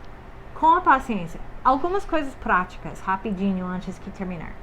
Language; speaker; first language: Portuguese; non-native, fluent; English